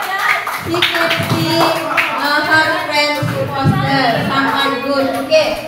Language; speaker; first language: English; non-native, learner; Indonesian